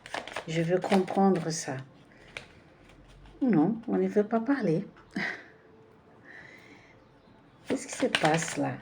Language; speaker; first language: French; non-native, fluent; Portuguese